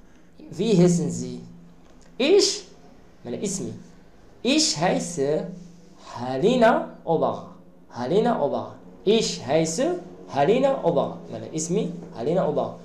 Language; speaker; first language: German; non-native, learner; Arabic